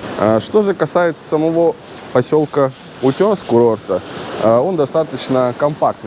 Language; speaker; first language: Russian; native; Russian